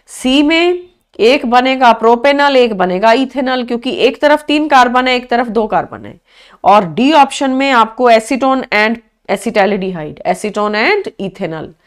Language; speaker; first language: Hindi; native; Hindi